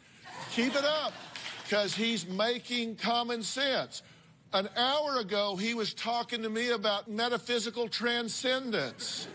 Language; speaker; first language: English; native; English